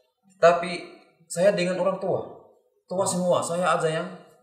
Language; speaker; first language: Indonesian; non-native, learner; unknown